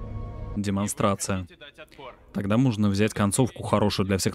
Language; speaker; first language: Russian; native; Russian